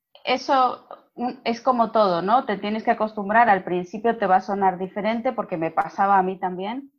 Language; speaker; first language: Spanish; native; Spanish